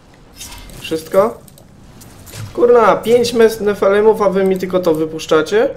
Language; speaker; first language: Polish; native; Polish